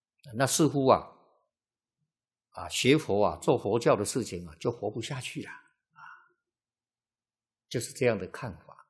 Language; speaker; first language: Chinese; native; Chinese